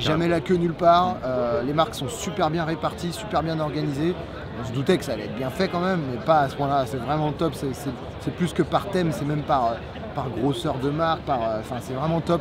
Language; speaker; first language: French; native; French